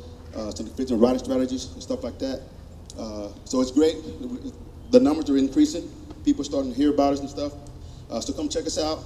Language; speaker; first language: English; native; English